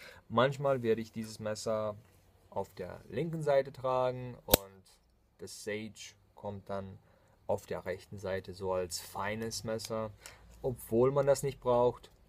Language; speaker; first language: German; non-native, fluent; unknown